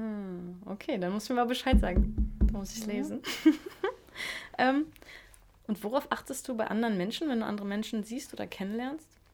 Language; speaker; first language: German; native; German